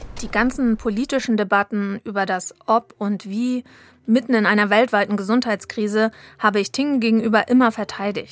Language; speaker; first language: German; native; German